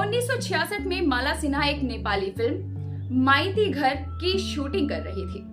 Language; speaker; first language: Hindi; native; Hindi